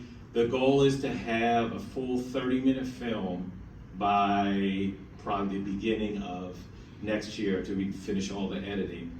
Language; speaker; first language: English; native; English